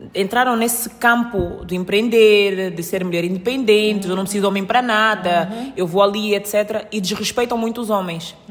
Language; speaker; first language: Portuguese; native; Portuguese